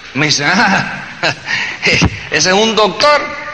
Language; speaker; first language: Spanish; early bilingual, heritage; Spanish